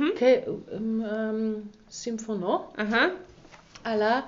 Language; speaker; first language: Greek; non-native, learner; German